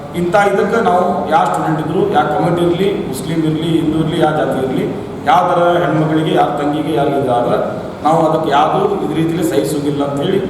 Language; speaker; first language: Kannada; non-native, local second language; Urdu